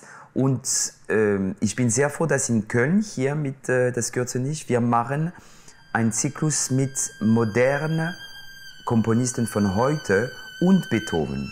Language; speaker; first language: German; non-native, local second language; French